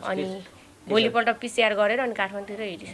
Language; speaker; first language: Nepali; native; Nepali